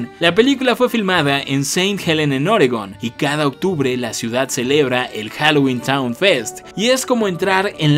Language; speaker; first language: Spanish; native; Spanish